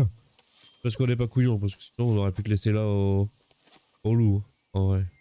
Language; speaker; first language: French; native; French